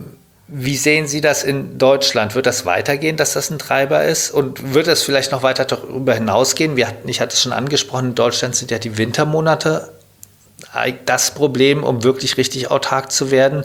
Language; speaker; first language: German; native; German